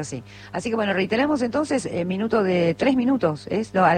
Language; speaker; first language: Spanish; native; Spanish